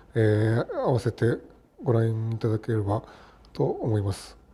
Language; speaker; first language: Japanese; native; Japanese